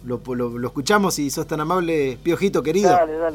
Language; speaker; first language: Spanish; native; Spanish